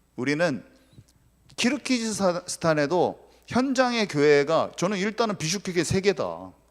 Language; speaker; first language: Korean; native; Korean